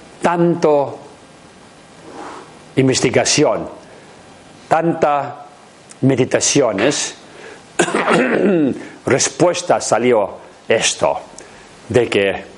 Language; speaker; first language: Spanish; non-native, learner; Tibetan